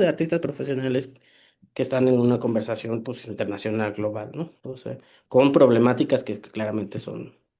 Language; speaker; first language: Spanish; native; Spanish